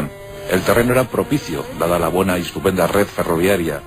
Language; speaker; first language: Spanish; native; Spanish